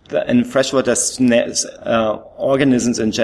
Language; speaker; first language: English; non-native, fluent; German